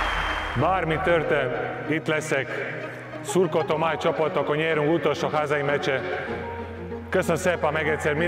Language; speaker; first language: Hungarian; non-native, learner; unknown